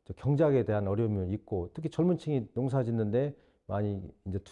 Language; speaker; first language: Korean; native; Korean